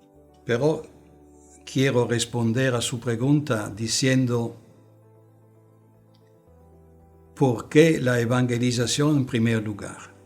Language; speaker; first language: Spanish; non-native, fluent; Italian